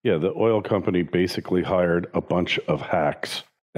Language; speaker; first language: English; native; English